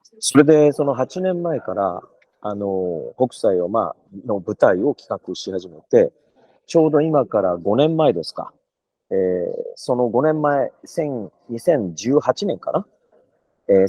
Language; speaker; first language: Japanese; native; Japanese